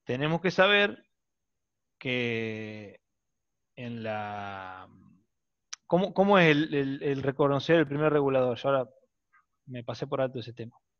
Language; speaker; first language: Spanish; native; Spanish